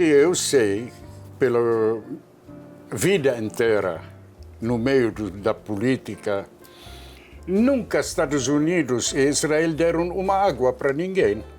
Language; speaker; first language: Portuguese; non-native, fluent; Arabic